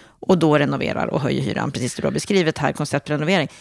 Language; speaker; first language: Swedish; native; Swedish